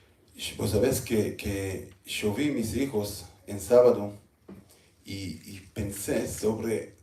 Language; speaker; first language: Spanish; non-native, learner; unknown